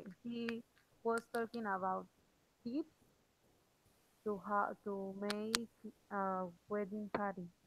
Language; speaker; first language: English; non-native, learner; Spanish